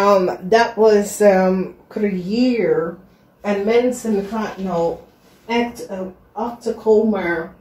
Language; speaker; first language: Dutch; non-native, learner; English